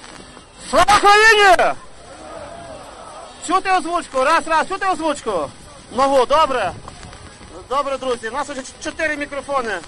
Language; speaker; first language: Ukrainian; native; Ukrainian